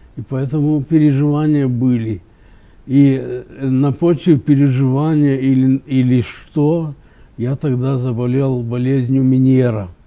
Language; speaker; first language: Russian; native; Russian